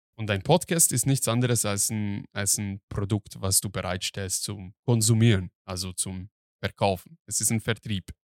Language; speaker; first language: German; non-native, fluent; Hungarian